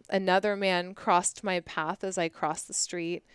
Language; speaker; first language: English; native; English